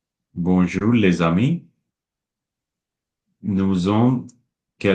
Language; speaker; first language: French; non-native, learner; Hindi